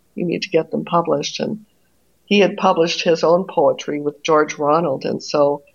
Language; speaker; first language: English; native; English